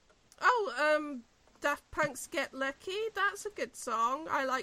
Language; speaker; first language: English; native; English